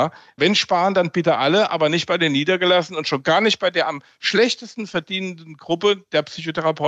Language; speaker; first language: German; native; German